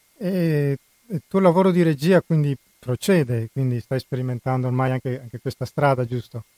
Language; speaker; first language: Italian; native; Italian